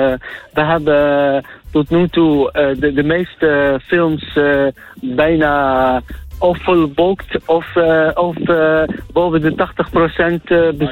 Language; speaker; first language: Dutch; non-native, fluent; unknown